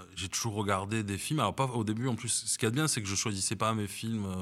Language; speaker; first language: French; native; French